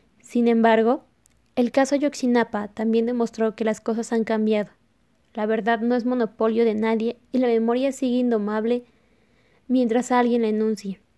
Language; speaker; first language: Spanish; native; Spanish